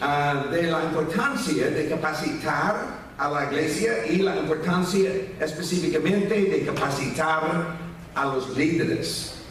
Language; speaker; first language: Spanish; non-native, fluent; English